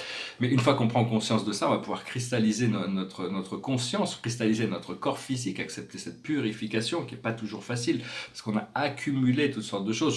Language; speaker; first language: French; native; French